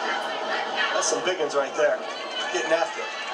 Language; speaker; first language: English; native; English